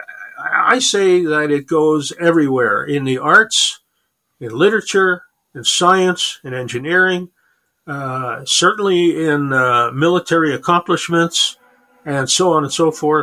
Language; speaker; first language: English; native; English